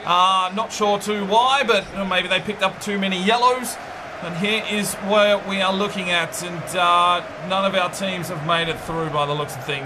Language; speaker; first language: English; native; English